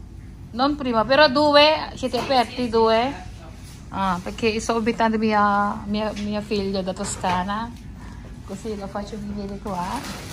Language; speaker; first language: Italian; non-native, learner; Filipino